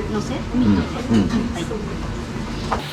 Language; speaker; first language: Japanese; native; Japanese